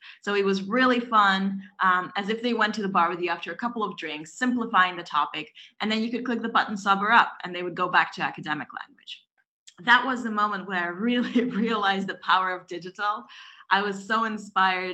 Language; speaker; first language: English; non-native, fluent; Russian